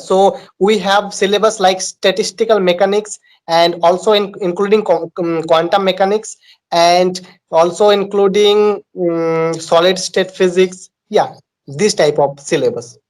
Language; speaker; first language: English; non-native, learner; Bangla